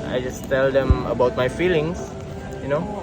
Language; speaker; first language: English; non-native, fluent; Indonesian